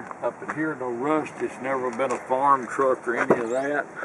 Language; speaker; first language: English; native; English